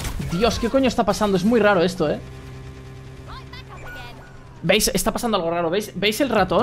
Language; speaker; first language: Spanish; native; Spanish